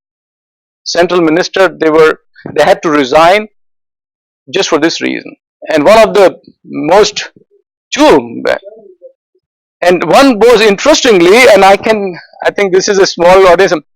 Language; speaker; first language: English; non-native, fluent; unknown